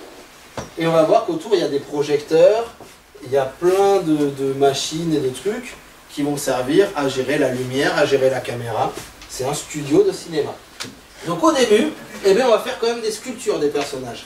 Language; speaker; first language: French; native; French